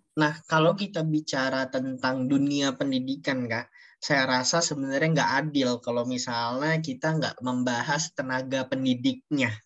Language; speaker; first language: Indonesian; native; Indonesian